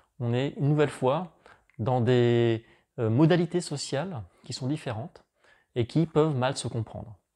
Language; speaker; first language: French; native; French